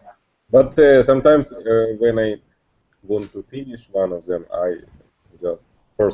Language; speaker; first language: English; non-native, learner; Russian